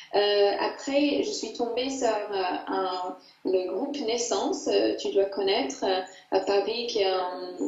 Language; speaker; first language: French; non-native, fluent; English